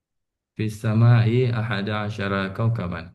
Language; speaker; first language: Arabic; non-native, learner; Indonesian